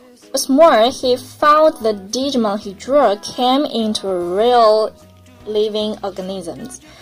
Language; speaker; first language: English; non-native, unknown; Chinese